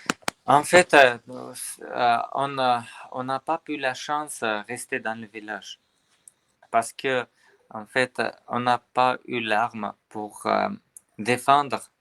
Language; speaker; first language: French; non-native, learner; Armenian